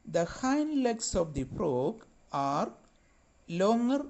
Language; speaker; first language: English; non-native, local second language; Malayalam